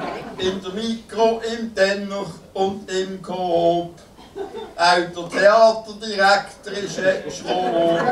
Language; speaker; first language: German; native; German